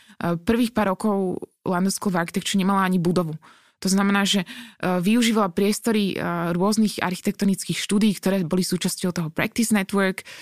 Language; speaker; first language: Slovak; native; Slovak